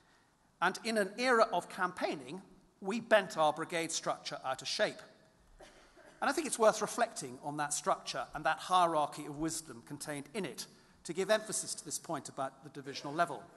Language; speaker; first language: English; native; English